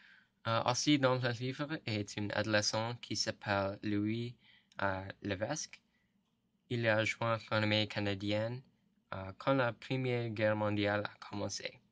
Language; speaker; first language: French; non-native, learner; English